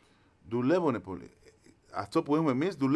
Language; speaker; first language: Greek; non-native, fluent; Spanish